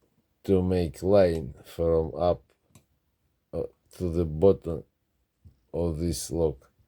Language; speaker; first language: English; non-native, learner; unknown